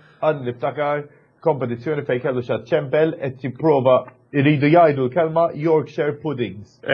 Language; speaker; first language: Maltese; early bilingual, other home language; English